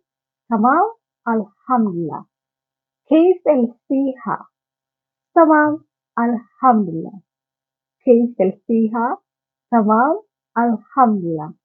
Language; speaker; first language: Arabic; non-native, learner; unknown